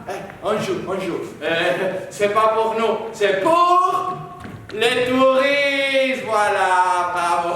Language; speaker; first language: French; non-native, learner; Spanish